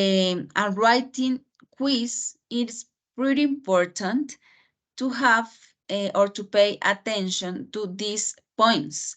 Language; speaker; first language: English; non-native, fluent; Spanish